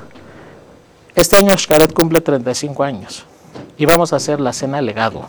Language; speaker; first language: Spanish; non-native, fluent; Greek